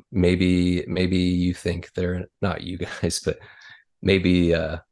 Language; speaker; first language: English; native; English